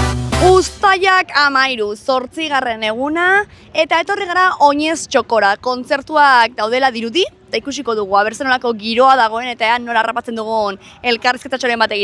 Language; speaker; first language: Basque; native; Basque